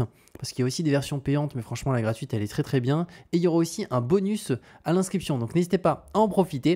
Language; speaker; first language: French; native; French